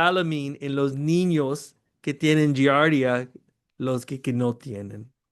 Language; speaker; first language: Spanish; early bilingual, heritage; Spanish